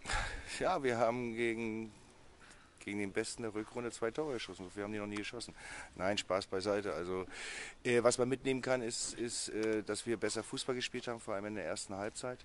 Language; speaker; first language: German; native; German